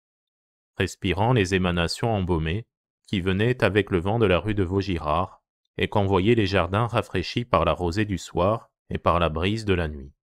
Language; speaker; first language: French; non-native, fluent; Japanese